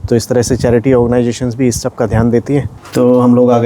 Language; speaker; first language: Hindi; native; Hindi